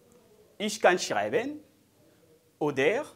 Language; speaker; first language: German; non-native, learner; French